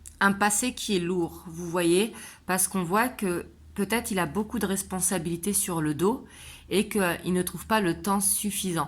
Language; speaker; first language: French; native; French